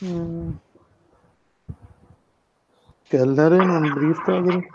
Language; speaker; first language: German; non-native, learner; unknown